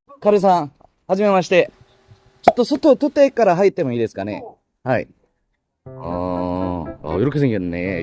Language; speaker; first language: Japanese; non-native, learner; Korean